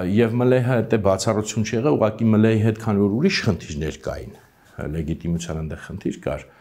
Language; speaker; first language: Armenian; native; Armenian